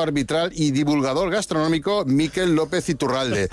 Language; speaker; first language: Spanish; native; Spanish